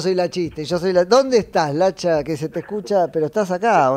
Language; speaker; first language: Spanish; native; Spanish